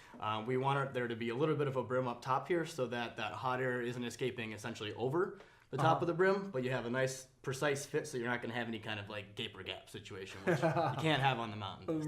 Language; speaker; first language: English; native; English